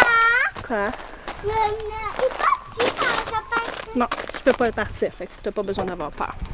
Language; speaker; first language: French; native; French